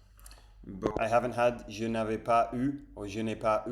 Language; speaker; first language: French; non-native, fluent; Spanish